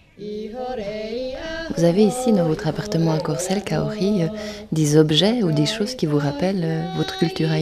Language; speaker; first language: French; native; French